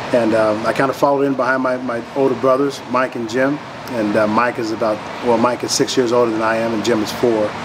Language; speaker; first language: English; native; English